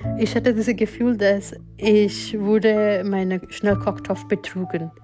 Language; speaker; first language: German; non-native, learner; Gujarati